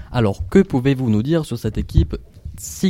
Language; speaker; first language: French; native; French